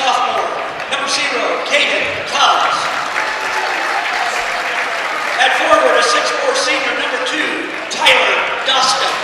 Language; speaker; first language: English; native; English